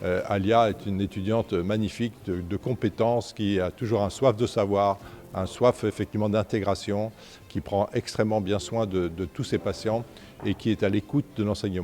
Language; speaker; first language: French; native; French